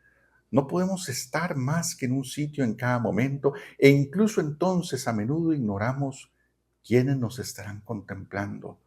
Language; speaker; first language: Spanish; native; Spanish